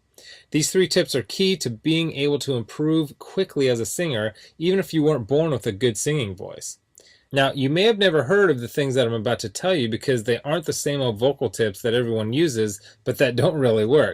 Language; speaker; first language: English; native; English